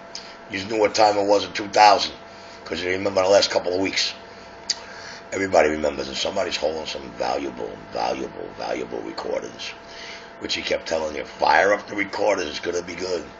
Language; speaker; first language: English; native; English